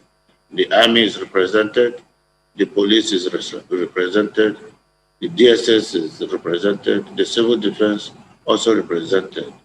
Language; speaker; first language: English; non-native, local second language; Igbo